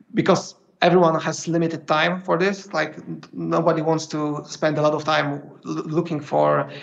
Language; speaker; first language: English; non-native, fluent; Polish